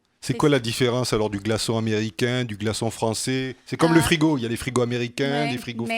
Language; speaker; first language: French; native; French